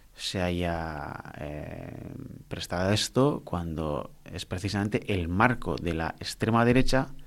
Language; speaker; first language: Spanish; non-native, local second language; Basque